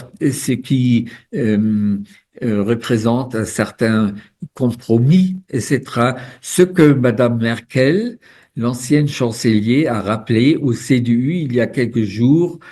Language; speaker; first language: French; non-native, fluent; German